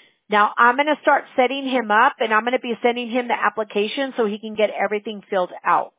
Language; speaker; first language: English; early bilingual, other home language; Spanish